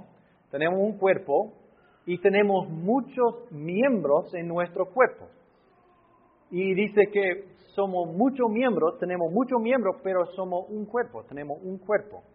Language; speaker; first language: Spanish; non-native, fluent; English